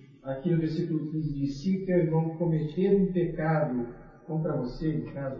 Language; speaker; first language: Portuguese; native; Portuguese